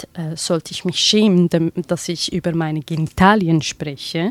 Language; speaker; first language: German; non-native, fluent; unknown